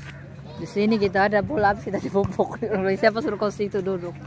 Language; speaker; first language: Malay; native; Malay